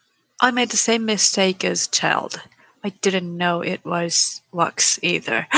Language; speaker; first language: English; non-native, learner; Japanese